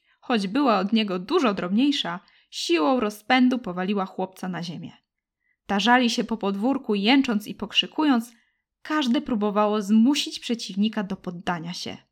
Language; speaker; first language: Polish; native; Polish